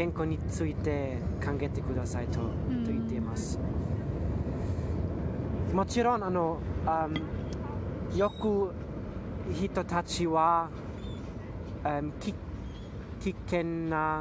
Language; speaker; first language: Japanese; non-native, learner; German